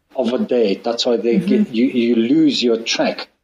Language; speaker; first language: English; non-native, learner; Mongolian